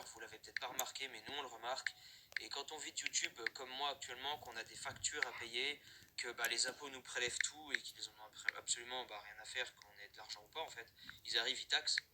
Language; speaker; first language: French; native; French